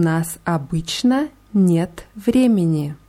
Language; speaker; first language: Russian; non-native, learner; German